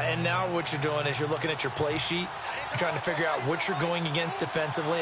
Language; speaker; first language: English; native; English